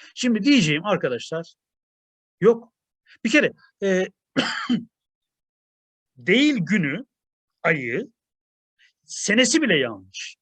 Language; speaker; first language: Turkish; native; Turkish